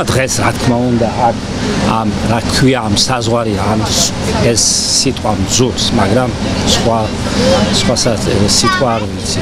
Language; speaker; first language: Georgian; early bilingual, heritage; Georgian